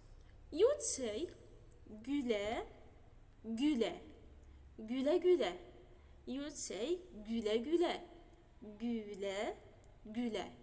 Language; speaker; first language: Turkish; non-native, fluent; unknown